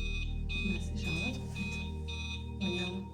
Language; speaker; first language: French; native; French